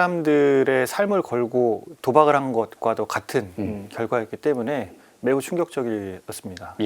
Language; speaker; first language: Korean; native; Korean